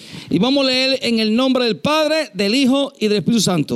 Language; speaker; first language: Spanish; native; Spanish